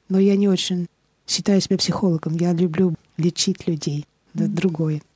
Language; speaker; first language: Russian; non-native, fluent; Dutch